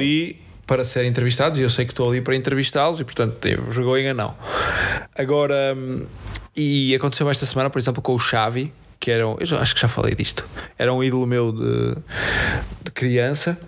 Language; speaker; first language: Portuguese; native; Portuguese